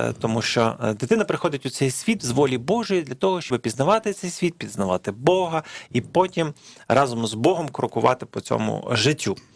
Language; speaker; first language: Ukrainian; native; Ukrainian